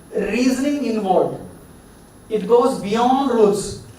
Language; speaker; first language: English; non-native, local second language; Kannada